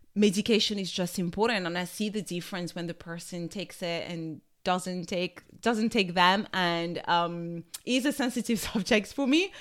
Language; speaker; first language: English; non-native, fluent; French